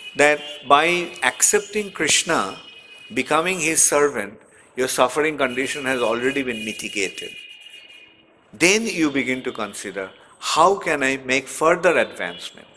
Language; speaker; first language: English; non-native, local second language; Bangla